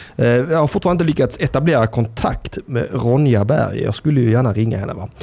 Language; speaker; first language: Swedish; native; Swedish